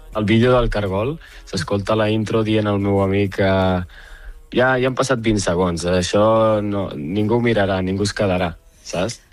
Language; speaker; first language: Catalan; early bilingual, other home language; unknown